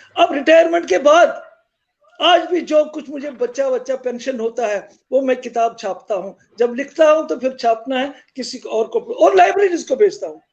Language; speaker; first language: Hindi; non-native, local second language; Kashmiri